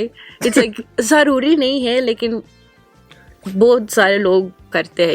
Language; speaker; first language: Hindi; non-native, fluent; Norwegian